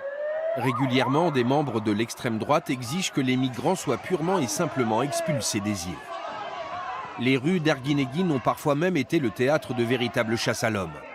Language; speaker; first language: French; native; French